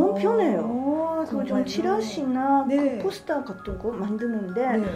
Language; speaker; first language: Korean; non-native, fluent; Japanese